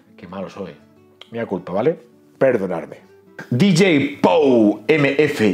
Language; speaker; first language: Spanish; native; Spanish